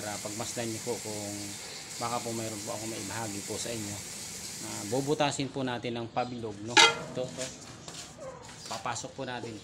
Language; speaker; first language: Filipino; native; Filipino